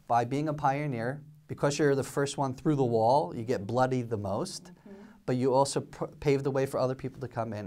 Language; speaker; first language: English; native; English